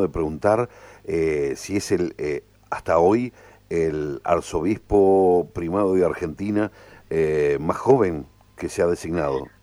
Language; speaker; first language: Spanish; native; Spanish